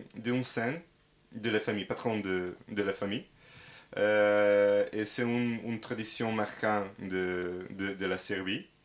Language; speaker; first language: French; non-native, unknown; Serbian